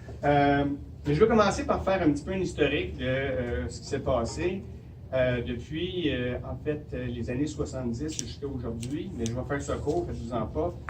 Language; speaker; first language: French; native; French